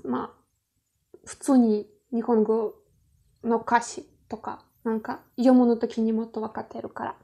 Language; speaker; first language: Japanese; non-native, learner; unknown